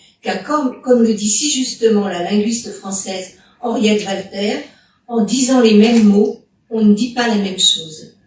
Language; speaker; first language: French; native; French